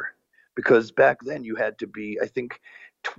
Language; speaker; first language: English; early bilingual, other home language; Portuguese